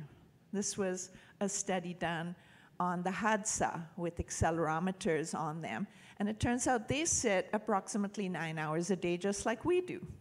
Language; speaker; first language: English; native; English